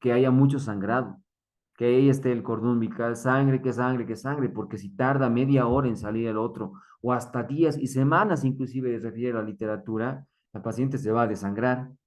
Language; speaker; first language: Spanish; native; Spanish